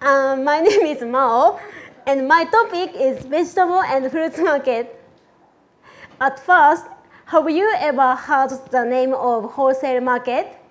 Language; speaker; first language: English; non-native, learner; Japanese